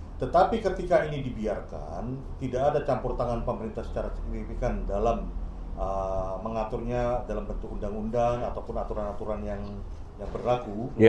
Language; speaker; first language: Indonesian; native; Indonesian